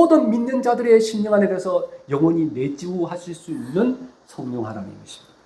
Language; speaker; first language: Korean; native; Korean